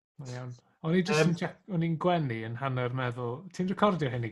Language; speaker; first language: Welsh; native; Welsh